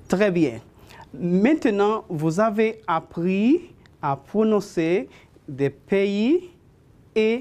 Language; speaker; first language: French; non-native, fluent; Spanish